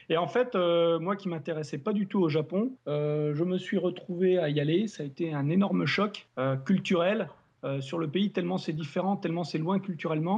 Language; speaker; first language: French; native; French